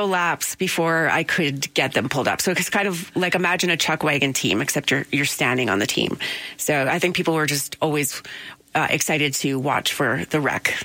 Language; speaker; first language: English; native; English